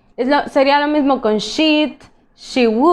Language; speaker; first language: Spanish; native; Spanish